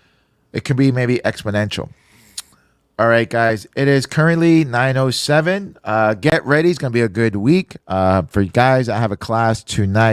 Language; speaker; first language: English; native; English